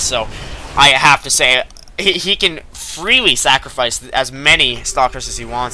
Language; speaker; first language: English; native; English